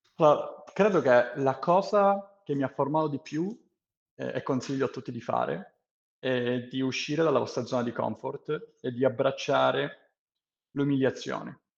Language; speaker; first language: Italian; native; Italian